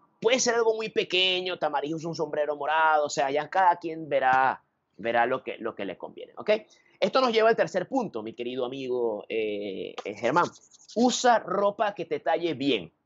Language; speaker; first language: Spanish; native; Spanish